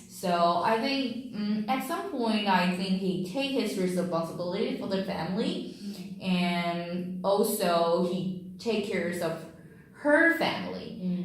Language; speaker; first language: English; non-native, learner; Chinese